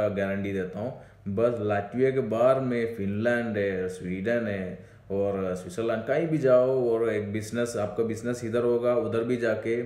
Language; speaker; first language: Hindi; non-native, local second language; Malayalam